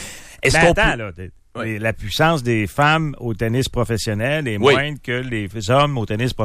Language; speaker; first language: French; native; French